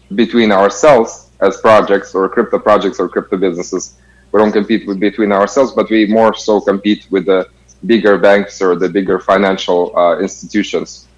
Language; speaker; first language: English; non-native, fluent; Kazakh